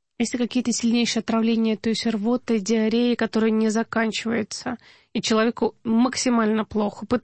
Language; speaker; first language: Russian; native; Russian